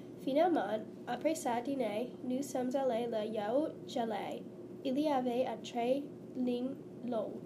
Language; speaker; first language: French; non-native, learner; English